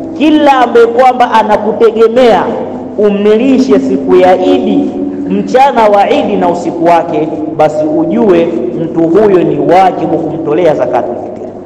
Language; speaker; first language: Swahili; native; Swahili